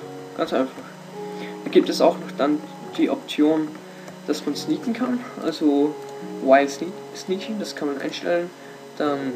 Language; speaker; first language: German; native; German